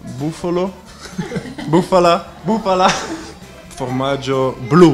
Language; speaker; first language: Italian; non-native, learner; Dutch